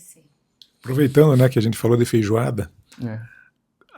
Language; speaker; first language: Portuguese; native; Portuguese